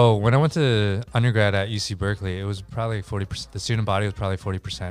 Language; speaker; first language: English; native; English